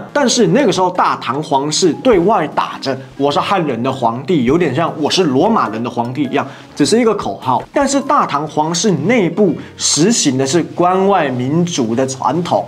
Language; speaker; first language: Chinese; native; Chinese